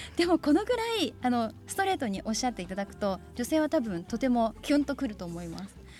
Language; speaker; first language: Japanese; native; Japanese